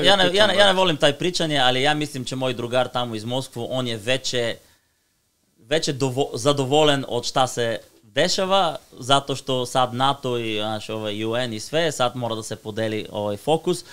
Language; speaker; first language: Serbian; non-native, learner; Bulgarian